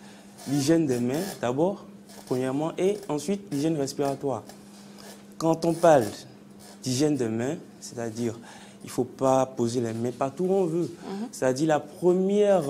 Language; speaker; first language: French; non-native, local second language; Fon